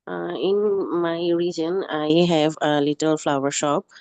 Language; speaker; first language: English; non-native, learner; Bangla